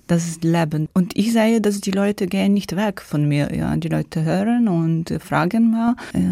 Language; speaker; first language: German; non-native, learner; Ukrainian